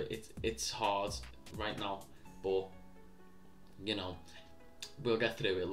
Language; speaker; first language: English; native; English